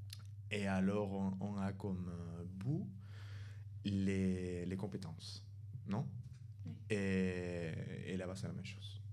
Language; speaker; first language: French; non-native, fluent; Spanish